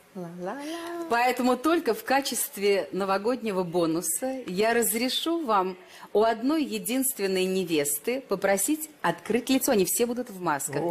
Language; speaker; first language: Russian; native; Russian